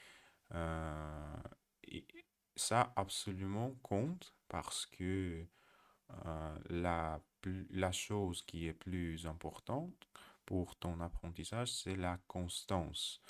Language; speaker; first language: French; non-native, learner; Russian